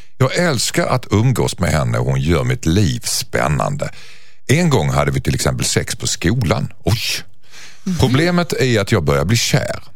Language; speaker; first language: Swedish; native; Swedish